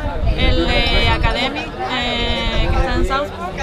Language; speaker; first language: Spanish; native; Spanish